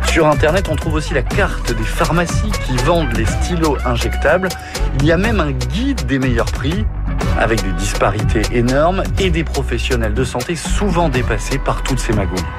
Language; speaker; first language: French; native; French